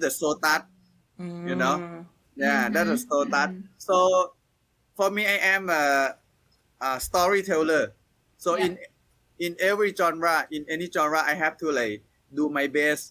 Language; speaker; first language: English; non-native, learner; Thai